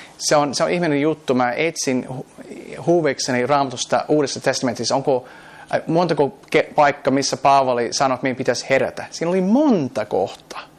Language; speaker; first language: Finnish; non-native, fluent; English